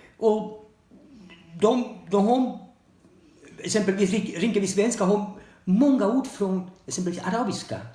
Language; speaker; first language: Swedish; non-native, learner; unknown